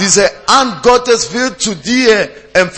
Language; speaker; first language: German; non-native, learner; French